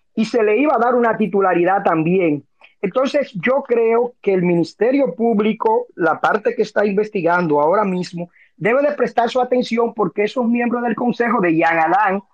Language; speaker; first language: Spanish; native; Spanish